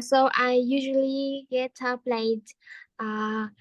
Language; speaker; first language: English; non-native, learner; Vietnamese